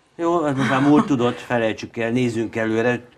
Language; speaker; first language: Hungarian; native; Hungarian